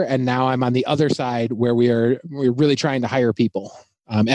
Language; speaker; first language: English; native; English